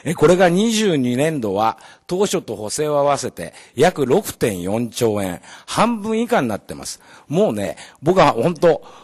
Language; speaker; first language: Japanese; native; Japanese